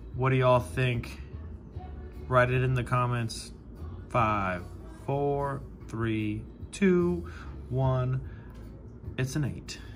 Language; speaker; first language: English; native; English